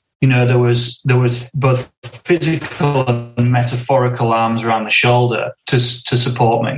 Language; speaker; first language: English; native; English